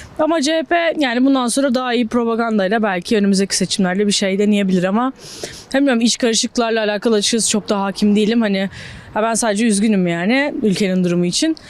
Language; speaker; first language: Turkish; native; Turkish